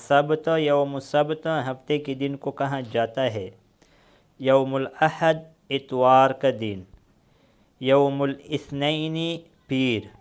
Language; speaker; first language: Urdu; non-native, local second language; Pashto